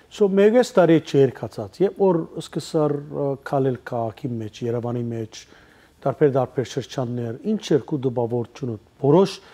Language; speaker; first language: Armenian; early bilingual, heritage; Armenian